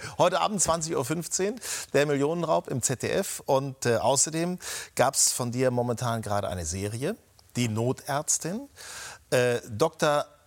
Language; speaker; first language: German; native; German